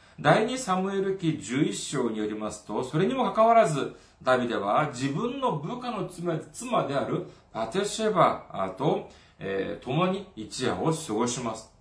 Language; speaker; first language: Japanese; non-native, fluent; Korean